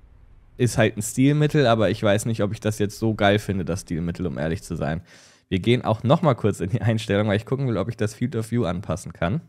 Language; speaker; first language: German; native; German